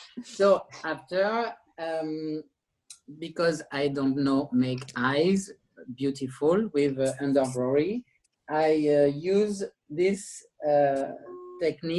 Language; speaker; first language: English; non-native, learner; French